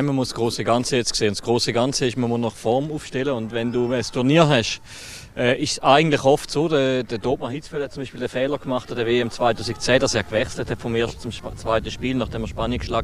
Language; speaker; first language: German; native; German